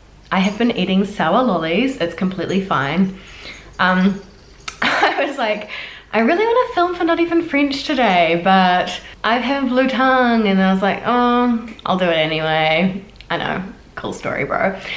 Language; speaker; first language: English; native; English